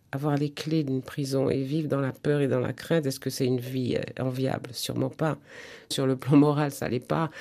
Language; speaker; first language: French; native; French